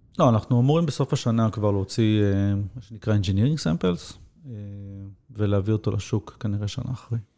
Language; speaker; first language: Hebrew; native; Hebrew